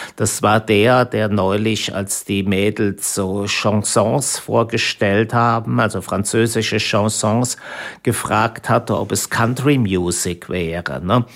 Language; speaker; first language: German; native; German